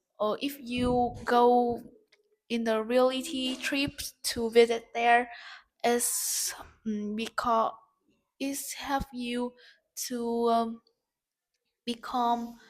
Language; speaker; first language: English; non-native, learner; Vietnamese